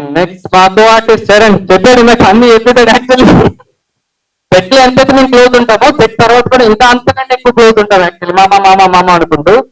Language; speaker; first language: Telugu; early bilingual, heritage; Telugu